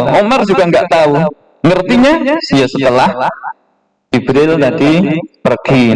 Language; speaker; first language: Indonesian; non-native, local second language; Javanese